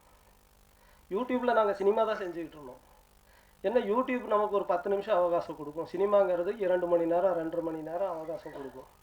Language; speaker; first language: Tamil; native; Tamil